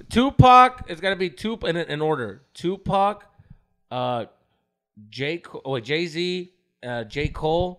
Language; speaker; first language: English; early bilingual, other home language; Spanish